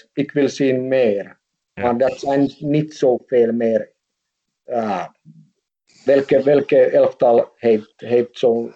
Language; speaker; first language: Dutch; non-native, fluent; Finnish